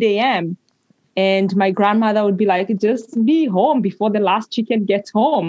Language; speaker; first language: English; non-native, local second language; Kikuyu